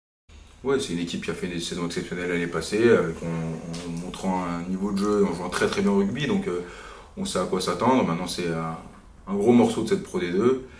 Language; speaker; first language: French; native; French